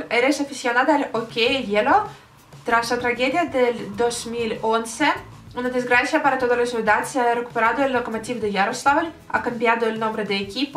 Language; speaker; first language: Spanish; non-native, learner; Russian